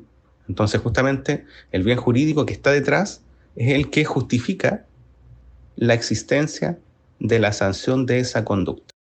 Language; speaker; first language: Spanish; native; Spanish